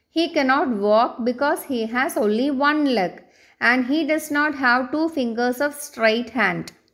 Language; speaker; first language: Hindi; non-native, local second language; Malayalam